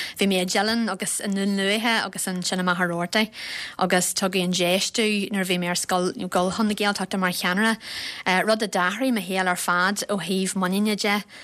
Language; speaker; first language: Irish; non-native, local second language; English